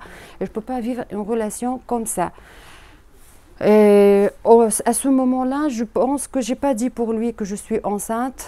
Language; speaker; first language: French; non-native, learner; Arabic